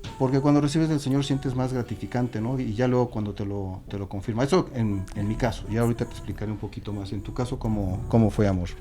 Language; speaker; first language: Spanish; native; Spanish